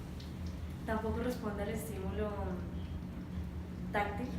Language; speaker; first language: Spanish; native; Spanish